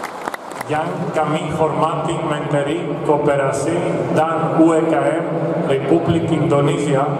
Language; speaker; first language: Indonesian; non-native, fluent; Greek